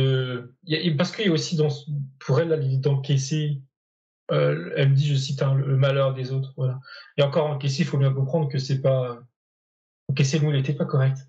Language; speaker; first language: French; native; French